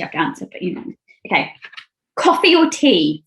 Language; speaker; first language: English; native; English